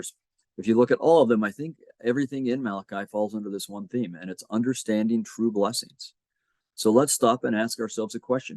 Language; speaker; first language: English; native; English